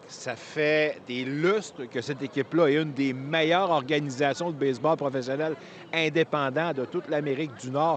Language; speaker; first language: French; native; French